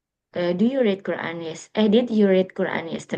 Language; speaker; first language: English; non-native, local second language; Indonesian